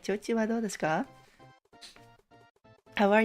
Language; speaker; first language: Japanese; non-native, learner; English